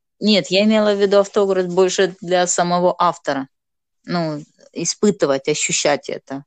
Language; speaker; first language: Russian; non-native, local second language; Gagauz